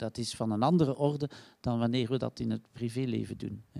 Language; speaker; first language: Dutch; native; Dutch